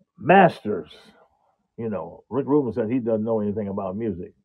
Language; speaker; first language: English; native; English